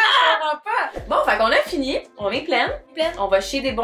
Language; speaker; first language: French; native; French